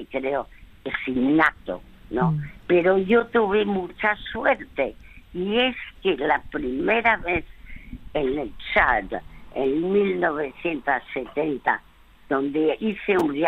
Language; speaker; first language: Spanish; early bilingual, other home language; French